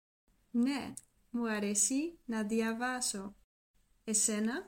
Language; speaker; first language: Greek; non-native, learner; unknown